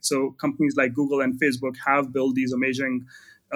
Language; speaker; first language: English; non-native, local second language; Hindi